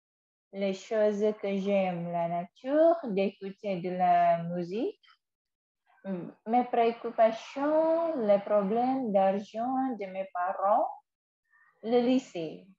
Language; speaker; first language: French; non-native, fluent; Indonesian